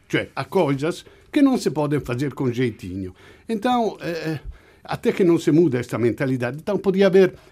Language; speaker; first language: Portuguese; non-native, fluent; Italian